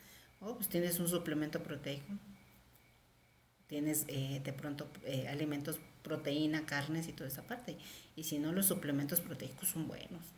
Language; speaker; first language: Spanish; native; Spanish